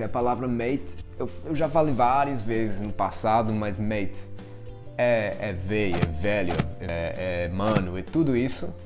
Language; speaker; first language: Portuguese; non-native, fluent; English